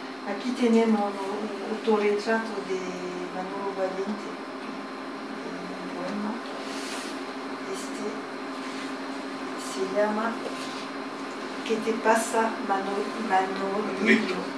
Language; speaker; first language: Spanish; early bilingual, heritage; French